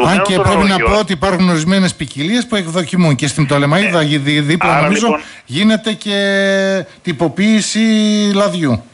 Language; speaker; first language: Greek; native; Greek